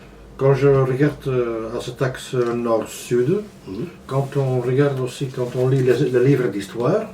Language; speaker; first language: French; non-native, local second language; Dutch